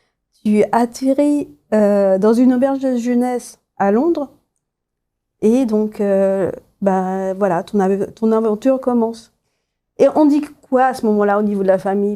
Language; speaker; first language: French; native; French